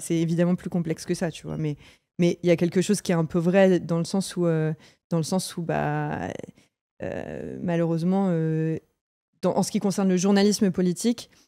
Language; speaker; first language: French; native; French